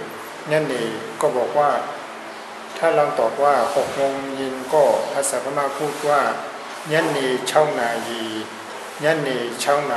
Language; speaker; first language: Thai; non-native, fluent; Burmese